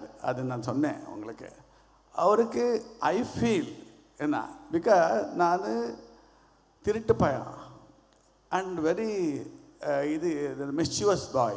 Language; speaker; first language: Tamil; non-native, learner; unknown